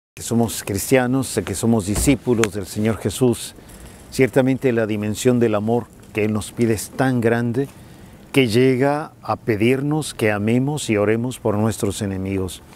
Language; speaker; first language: Spanish; native; Spanish